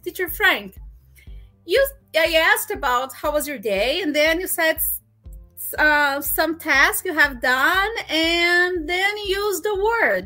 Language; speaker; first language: English; non-native, fluent; Portuguese